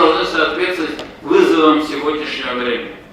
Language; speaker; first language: Russian; non-native, local second language; Tatar